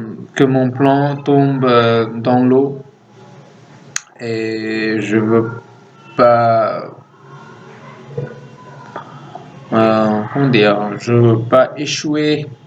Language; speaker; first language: French; non-native, fluent; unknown